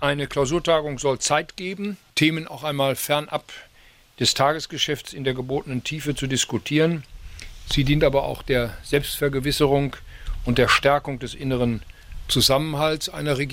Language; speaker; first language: German; native; German